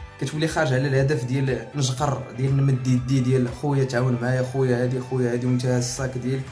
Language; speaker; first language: Arabic; native; Arabic